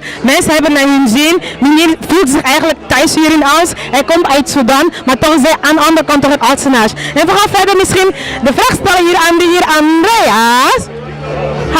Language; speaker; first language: Dutch; non-native, fluent; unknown